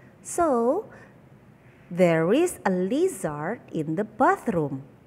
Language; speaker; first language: English; non-native, fluent; Indonesian